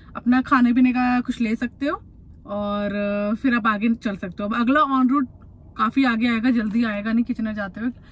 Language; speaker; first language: Hindi; native; Hindi